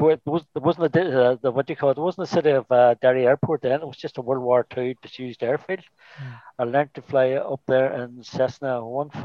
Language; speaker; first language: English; native; English